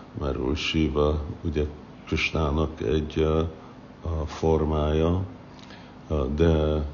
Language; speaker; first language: Hungarian; non-native, fluent; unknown